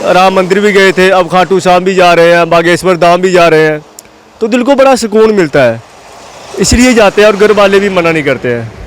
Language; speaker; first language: Hindi; non-native, local second language; Dogri